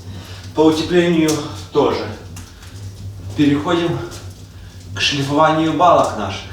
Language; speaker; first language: Russian; native; Russian